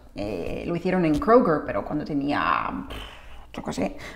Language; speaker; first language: Spanish; non-native, fluent; English